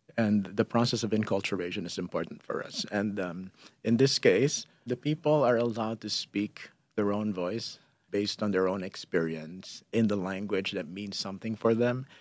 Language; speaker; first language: English; non-native, local second language; Filipino